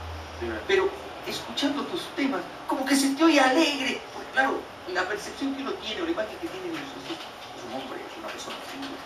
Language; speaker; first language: Spanish; native; Spanish